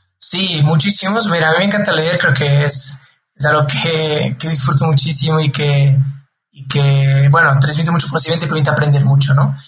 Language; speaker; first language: Spanish; non-native, fluent; Portuguese